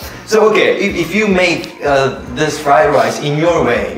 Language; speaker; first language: English; non-native, fluent; Korean